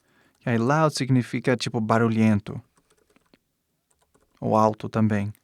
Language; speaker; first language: Portuguese; non-native, fluent; English